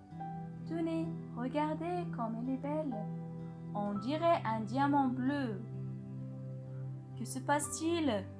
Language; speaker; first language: French; non-native, local second language; Arabic